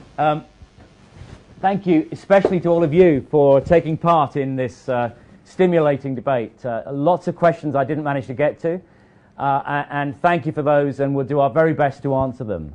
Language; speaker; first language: English; native; English